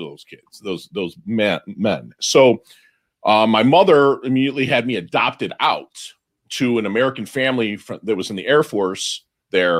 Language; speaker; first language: English; native; English